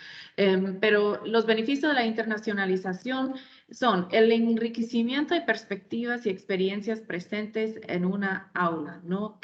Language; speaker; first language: Spanish; non-native, fluent; English